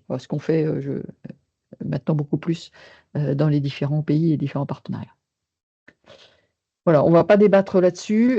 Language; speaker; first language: French; native; French